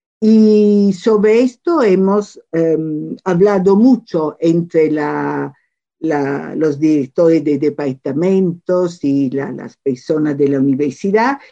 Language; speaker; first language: Spanish; non-native, fluent; Italian